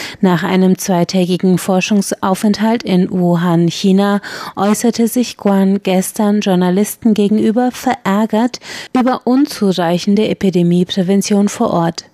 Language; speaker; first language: German; native; German